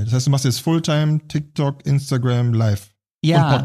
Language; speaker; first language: German; native; German